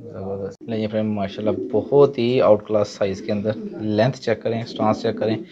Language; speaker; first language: Urdu; non-native, local second language; Punjabi